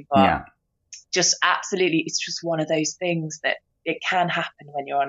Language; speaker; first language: English; native; English